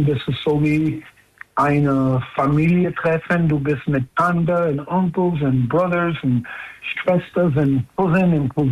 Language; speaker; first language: German; non-native, learner; English